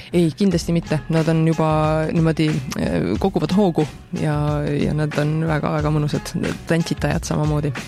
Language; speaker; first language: Estonian; native; Estonian